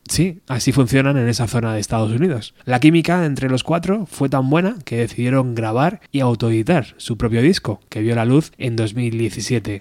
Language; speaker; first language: Spanish; native; Spanish